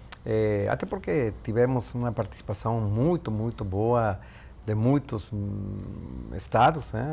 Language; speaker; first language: Portuguese; non-native, fluent; Spanish